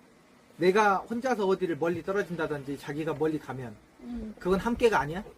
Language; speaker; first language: Korean; native; Korean